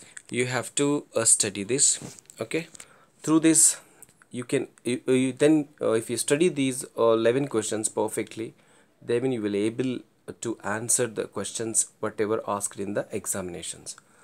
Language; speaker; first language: English; non-native, local second language; Telugu